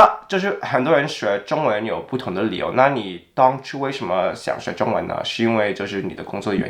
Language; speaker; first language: Chinese; non-native, fluent; English